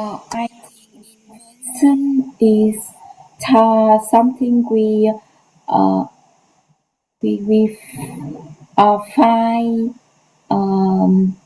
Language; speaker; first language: English; non-native, learner; Vietnamese